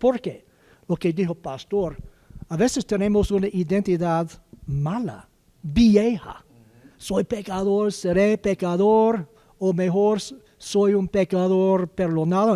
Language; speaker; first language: Spanish; non-native, learner; English